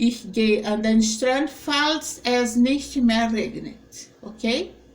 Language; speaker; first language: German; non-native, fluent; Portuguese